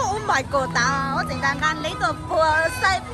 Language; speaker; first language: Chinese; non-native, learner; Vietnamese